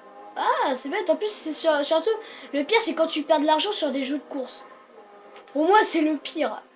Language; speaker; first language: French; native; French